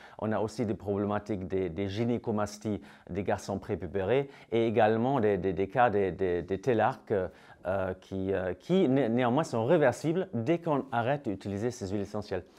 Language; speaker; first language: French; native; French